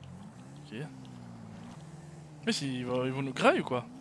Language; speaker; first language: French; native; French